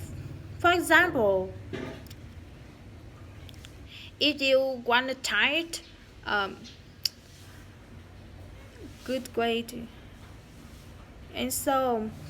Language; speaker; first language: English; non-native, learner; Vietnamese